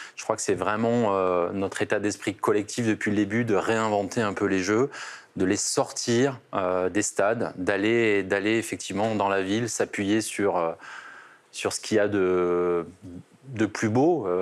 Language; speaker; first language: French; native; French